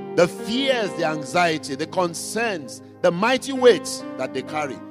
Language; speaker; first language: English; non-native, local second language; Igbo